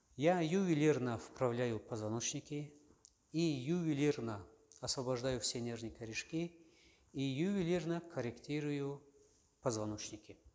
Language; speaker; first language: Russian; non-native, local second language; Tajik